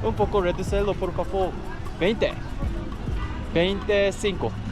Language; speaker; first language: Spanish; non-native, learner; Korean